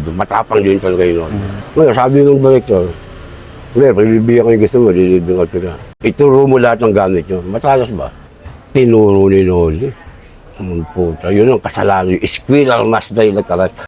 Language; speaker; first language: Filipino; native; Filipino